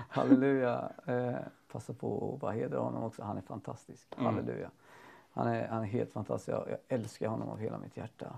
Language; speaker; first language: Swedish; native; Swedish